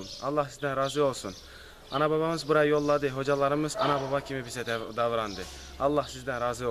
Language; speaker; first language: Turkish; non-native, learner; Crimean Tatar